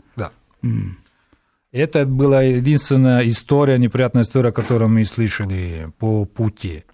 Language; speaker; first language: Russian; non-native, fluent; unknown